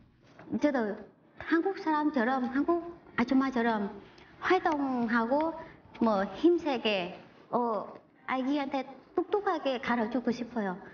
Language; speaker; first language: Korean; non-native, learner; Vietnamese